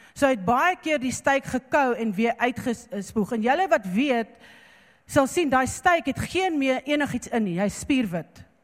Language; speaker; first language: Afrikaans; non-native, local second language; English